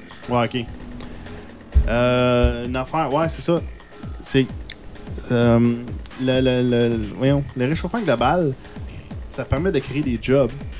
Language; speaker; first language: French; native; French